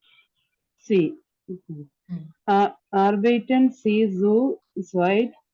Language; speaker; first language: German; non-native, learner; Malayalam